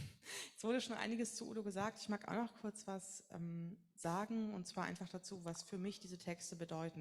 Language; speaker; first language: German; native; German